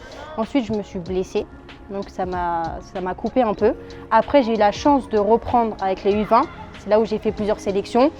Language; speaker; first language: French; early bilingual, other home language; Arabic